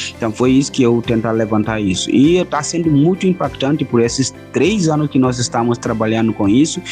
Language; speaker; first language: Portuguese; non-native, fluent; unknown